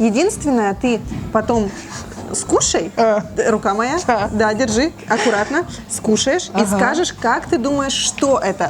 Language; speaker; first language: Russian; native; Russian